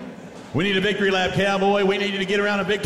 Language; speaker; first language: English; native; English